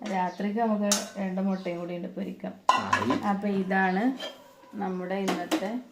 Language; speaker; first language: Malayalam; native; Malayalam